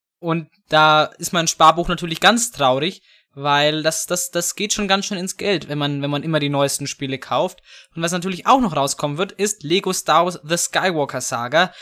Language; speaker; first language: German; native; German